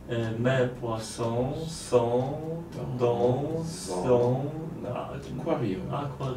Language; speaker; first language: French; non-native, learner; Polish